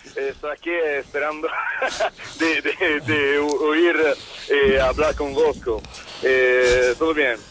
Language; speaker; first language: Spanish; non-native, learner; Portuguese